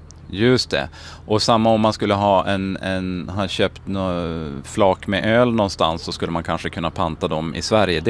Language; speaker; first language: Swedish; native; Swedish